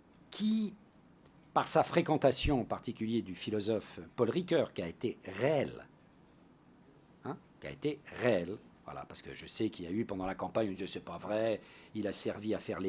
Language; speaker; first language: French; native; French